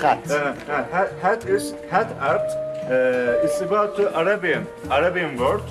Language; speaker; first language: English; non-native, learner; Turkish